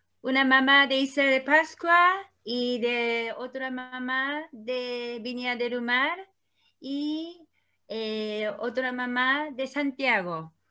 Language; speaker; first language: Spanish; non-native, learner; Korean